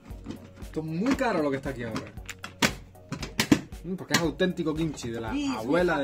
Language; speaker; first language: Spanish; native; Spanish